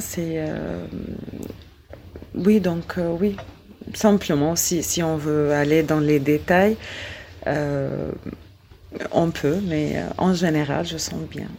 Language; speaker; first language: French; non-native, learner; Arabic